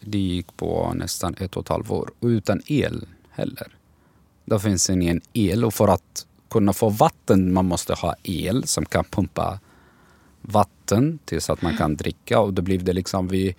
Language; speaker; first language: Swedish; non-native, learner; Arabic